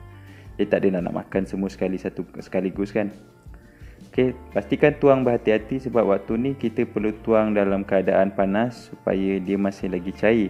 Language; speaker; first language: Malay; native; Malay